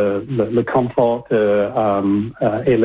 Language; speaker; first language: French; non-native, learner; English